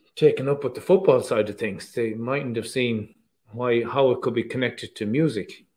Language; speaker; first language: English; native; English